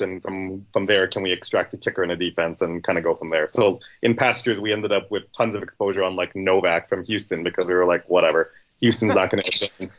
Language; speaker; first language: English; native; English